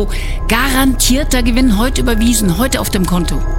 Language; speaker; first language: German; native; German